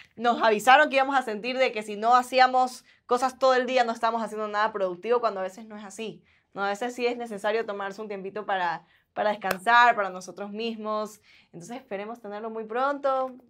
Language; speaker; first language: Spanish; native; Spanish